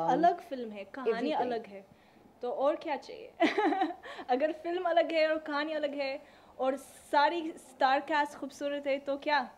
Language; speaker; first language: Hindi; non-native, learner; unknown